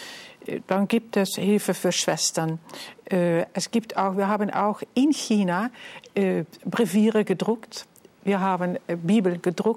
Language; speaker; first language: German; non-native, fluent; Dutch